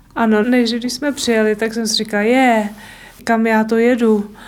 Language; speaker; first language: Czech; native; Czech